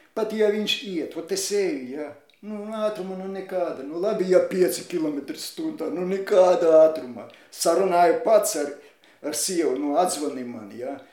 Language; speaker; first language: Latvian; non-native, local second language; Russian